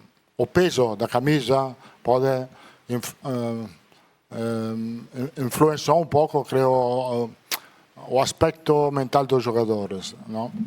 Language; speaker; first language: Portuguese; non-native, learner; Italian